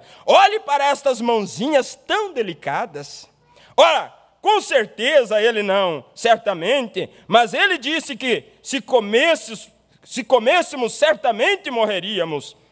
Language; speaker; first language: Portuguese; native; Portuguese